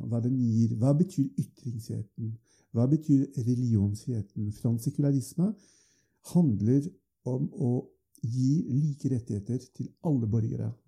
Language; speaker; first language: Norwegian; non-native, fluent; French